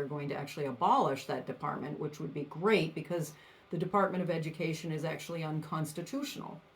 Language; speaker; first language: English; native; English